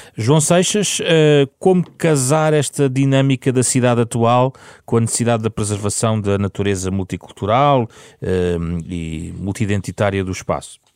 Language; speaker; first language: Portuguese; native; Portuguese